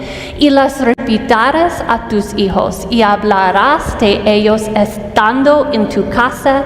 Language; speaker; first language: Spanish; non-native, fluent; English